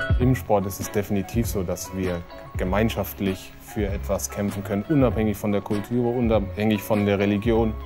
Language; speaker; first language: German; native; German